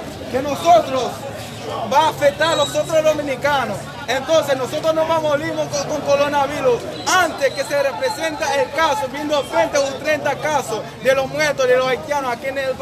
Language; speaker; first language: Spanish; non-native, learner; Haitian Creole